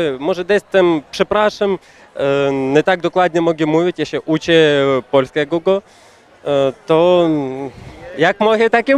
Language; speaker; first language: Polish; non-native, learner; Ukrainian